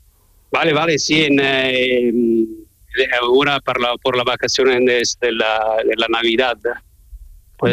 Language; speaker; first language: Spanish; non-native, learner; Italian